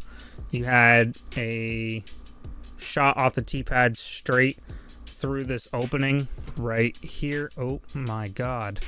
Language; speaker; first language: English; native; English